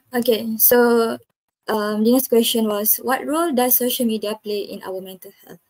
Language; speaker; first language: English; non-native, local second language; Malay